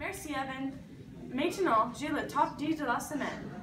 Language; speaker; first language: French; non-native, learner; English